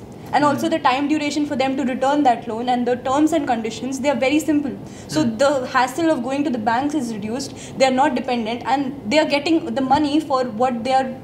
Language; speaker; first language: English; non-native, local second language; Hindi